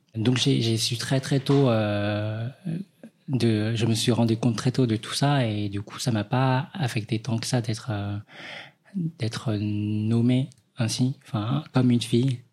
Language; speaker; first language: French; early bilingual, other home language; Vietnamese